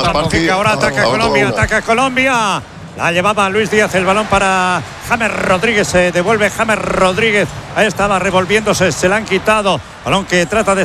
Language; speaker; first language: Spanish; native; Spanish